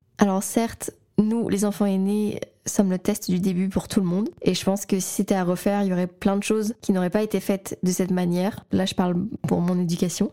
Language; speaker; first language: French; native; French